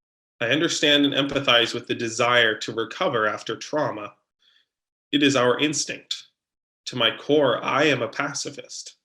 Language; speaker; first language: English; native; English